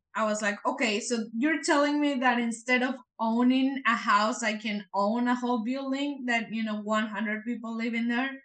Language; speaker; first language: English; non-native, fluent; Spanish